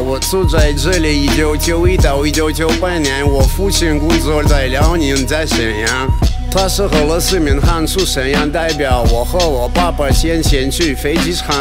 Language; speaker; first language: Chinese; non-native, learner; Russian